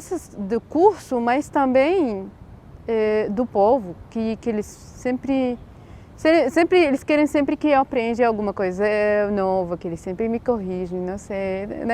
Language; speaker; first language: Portuguese; non-native, fluent; Arabic